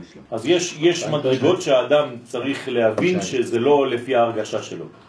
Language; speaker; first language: Hebrew; non-native, fluent; French